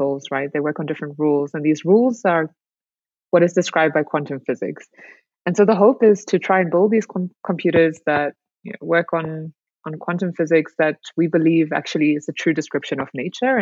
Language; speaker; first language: English; native; English